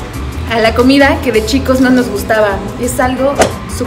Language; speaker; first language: Spanish; native; Spanish